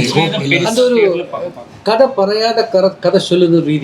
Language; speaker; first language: Tamil; non-native, learner; Malayalam